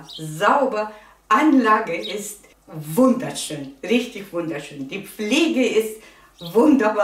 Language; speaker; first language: German; non-native, fluent; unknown